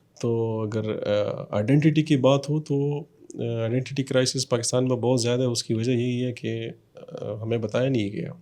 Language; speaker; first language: Urdu; non-native, local second language; Pashto